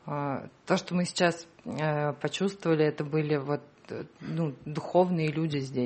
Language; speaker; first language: Russian; native; Russian